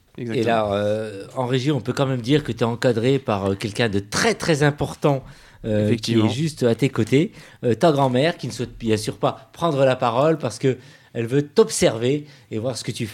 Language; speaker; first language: French; native; French